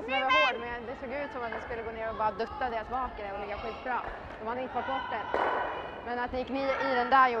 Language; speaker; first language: Swedish; native; Swedish